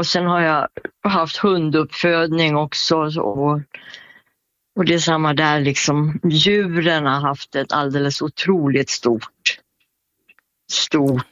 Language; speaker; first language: Swedish; native; Swedish